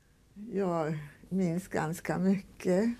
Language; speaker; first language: Swedish; non-native, fluent; Hungarian